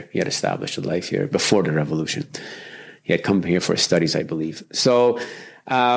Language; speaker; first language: English; native; English